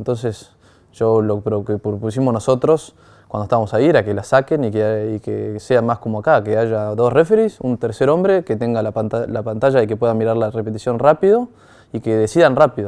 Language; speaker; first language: Spanish; native; Spanish